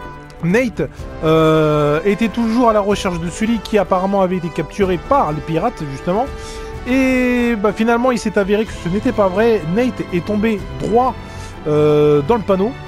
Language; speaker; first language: French; native; French